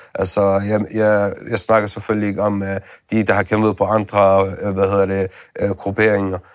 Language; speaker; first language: Danish; early bilingual, other home language; Arabic